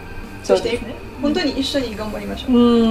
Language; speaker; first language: Japanese; non-native, learner; French